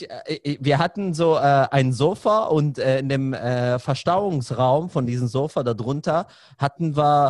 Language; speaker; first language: German; non-native, fluent; Arabic